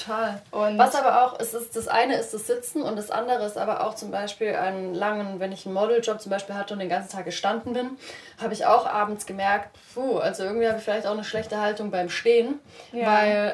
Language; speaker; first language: German; native; German